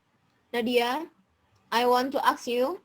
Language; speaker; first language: English; non-native, learner; Indonesian